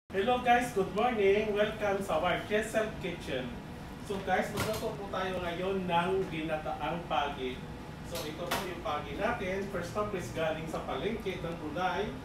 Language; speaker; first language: Filipino; non-native, local second language; Hiligaynon